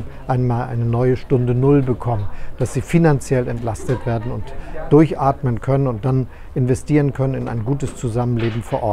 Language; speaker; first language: German; native; German